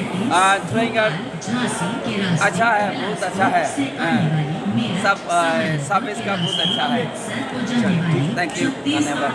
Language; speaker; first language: Hindi; non-native, learner; Burmese